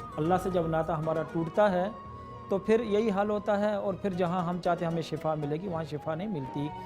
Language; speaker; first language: Urdu; non-native, local second language; Northern Hindko